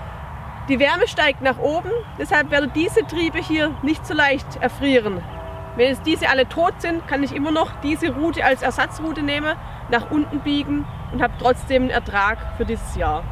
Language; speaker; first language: German; native; German